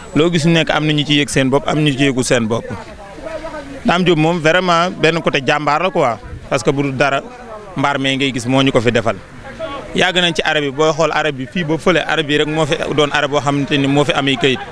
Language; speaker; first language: Wolof; native; Wolof